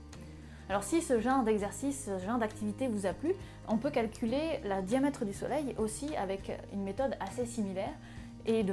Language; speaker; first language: French; native; French